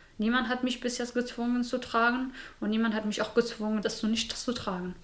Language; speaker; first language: German; non-native, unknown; Persian